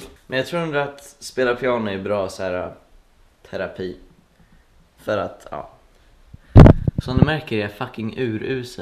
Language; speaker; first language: Swedish; native; Swedish